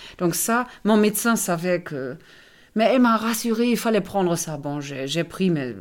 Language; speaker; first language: French; non-native, fluent; German